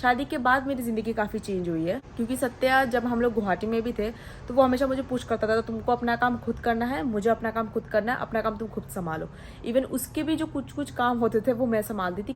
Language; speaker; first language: Hindi; non-native, local second language; Odia